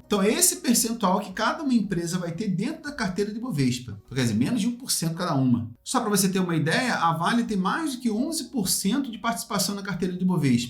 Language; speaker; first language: Portuguese; native; Portuguese